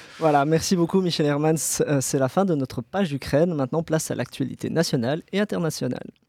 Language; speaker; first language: French; native; French